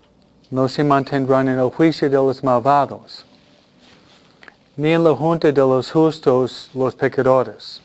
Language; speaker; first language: Spanish; non-native, fluent; English